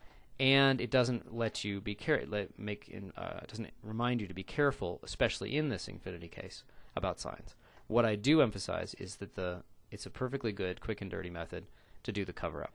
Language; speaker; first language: English; native; English